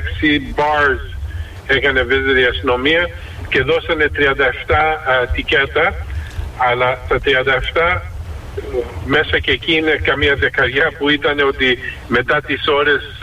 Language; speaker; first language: Greek; early bilingual, heritage; Greek